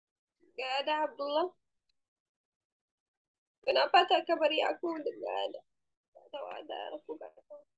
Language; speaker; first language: Indonesian; non-native, fluent; Arabic